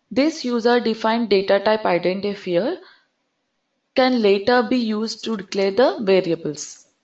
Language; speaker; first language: English; non-native, local second language; Telugu